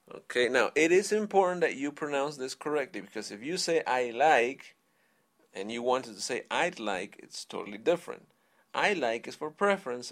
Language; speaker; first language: English; non-native, fluent; Spanish